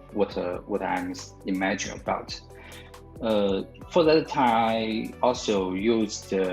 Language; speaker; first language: English; non-native, learner; Chinese